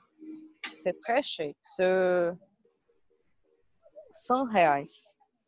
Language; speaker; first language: French; non-native, learner; Portuguese